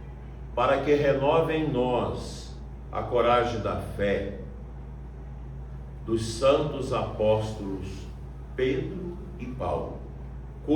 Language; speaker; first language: Portuguese; native; Portuguese